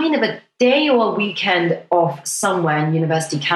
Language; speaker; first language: English; non-native, local second language; Cantonese